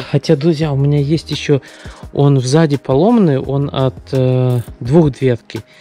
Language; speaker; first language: Russian; early bilingual, heritage; Russian